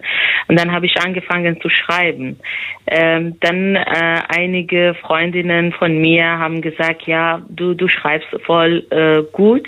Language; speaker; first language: German; non-native, fluent; Persian